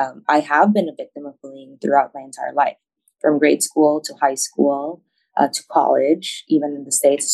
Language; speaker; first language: English; non-native, local second language; Filipino